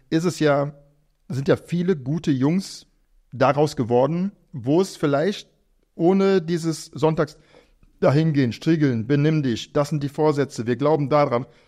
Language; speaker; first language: German; native; German